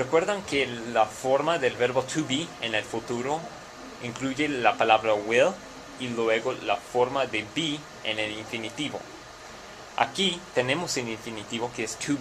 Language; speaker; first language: Spanish; non-native, fluent; English